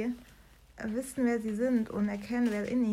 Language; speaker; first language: German; native; German